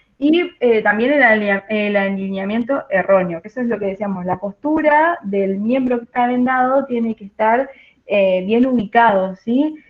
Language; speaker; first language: Spanish; native; Spanish